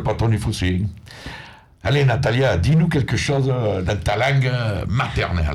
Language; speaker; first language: French; native; French